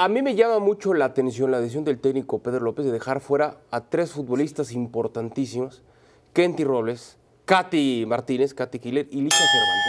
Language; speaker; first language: Spanish; native; Spanish